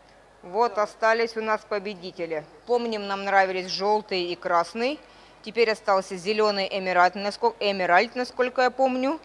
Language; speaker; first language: Russian; native; Russian